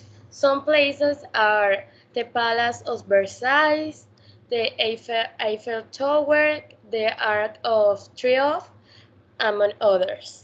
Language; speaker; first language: English; non-native, learner; Spanish